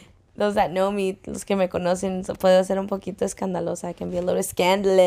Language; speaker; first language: Spanish; early bilingual, heritage; Spanish